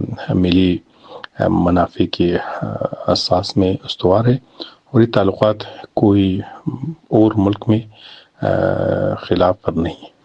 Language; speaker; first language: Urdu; non-native, learner; Pashto